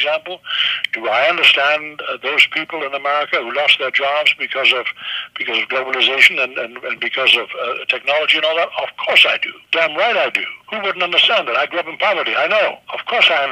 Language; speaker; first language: English; non-native, fluent; German